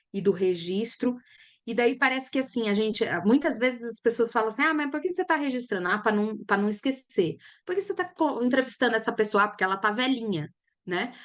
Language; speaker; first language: Portuguese; native; Portuguese